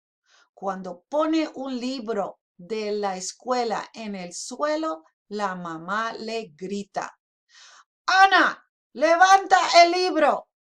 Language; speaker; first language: Spanish; non-native, fluent; English